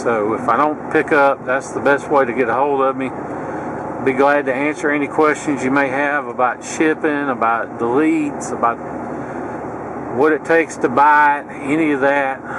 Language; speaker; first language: English; native; English